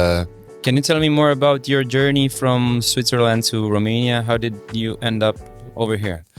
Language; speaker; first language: English; non-native, fluent; Romanian